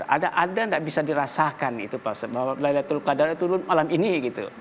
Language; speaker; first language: Indonesian; native; Indonesian